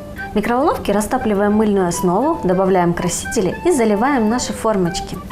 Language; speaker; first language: Russian; native; Russian